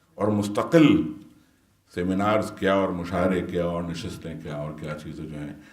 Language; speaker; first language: Urdu; native; Urdu